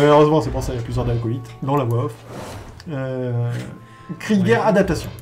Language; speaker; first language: French; native; French